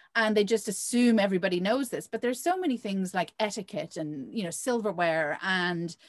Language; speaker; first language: English; native; English